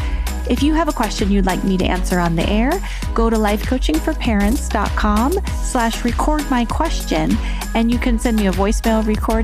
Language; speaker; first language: English; native; English